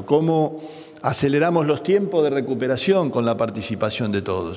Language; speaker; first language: Spanish; native; Spanish